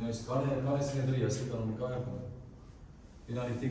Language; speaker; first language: Greek; early bilingual, other home language; Albanian